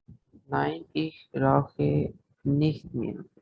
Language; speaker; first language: German; non-native, learner; Urdu